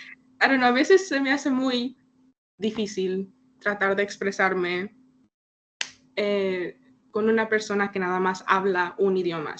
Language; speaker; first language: Spanish; early bilingual, heritage; Spanish